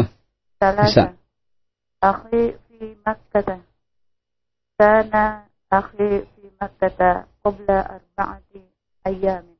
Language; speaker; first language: Arabic; non-native, learner; Indonesian